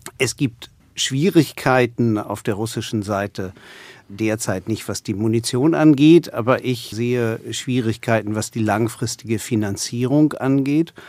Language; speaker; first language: German; native; German